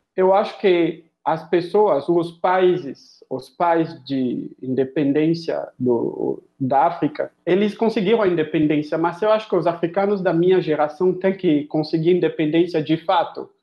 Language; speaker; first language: Portuguese; non-native, fluent; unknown